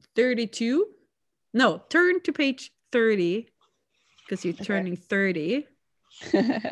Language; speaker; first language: English; non-native, fluent; Swedish